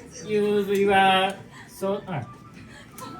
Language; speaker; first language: English; non-native, learner; Japanese